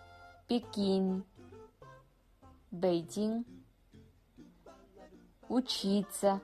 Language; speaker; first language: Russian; non-native, fluent; Kazakh